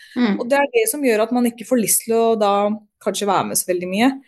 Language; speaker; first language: Norwegian; native; Norwegian